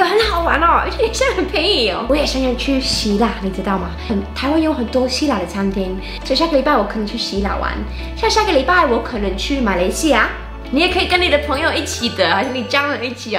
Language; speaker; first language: Chinese; non-native, fluent; English